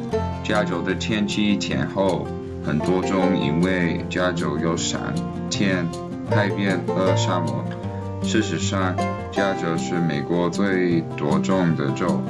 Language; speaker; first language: Chinese; non-native, learner; English